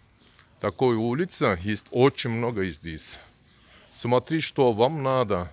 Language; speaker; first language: Russian; non-native, learner; Turkish